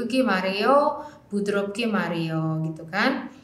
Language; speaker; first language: Korean; non-native, fluent; Indonesian